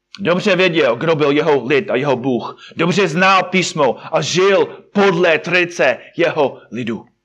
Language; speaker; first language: Czech; non-native, fluent; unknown